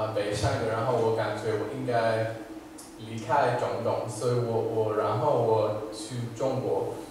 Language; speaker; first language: Chinese; non-native, fluent; English